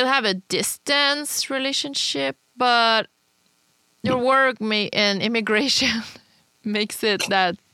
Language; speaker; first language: English; non-native, fluent; French